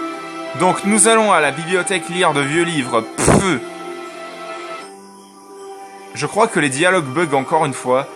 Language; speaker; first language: French; native; French